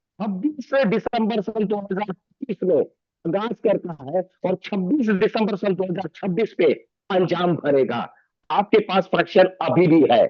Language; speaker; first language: Hindi; native; Hindi